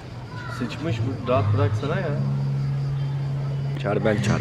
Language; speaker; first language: Albanian; non-native, learner; Turkish